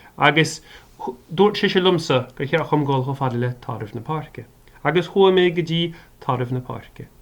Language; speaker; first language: Irish; native; Irish